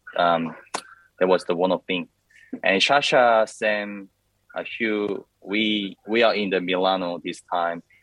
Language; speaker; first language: English; non-native, learner; Korean